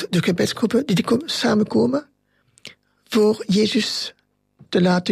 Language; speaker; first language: Dutch; non-native, local second language; French